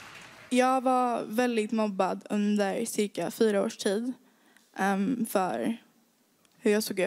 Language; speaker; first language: Swedish; native; Swedish